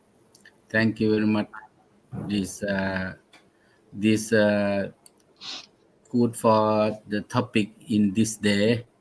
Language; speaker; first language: English; non-native, learner; Thai